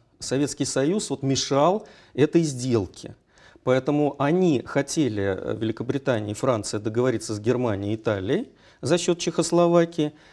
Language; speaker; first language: Russian; native; Russian